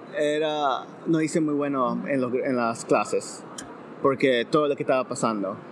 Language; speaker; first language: Spanish; early bilingual, heritage; Spanish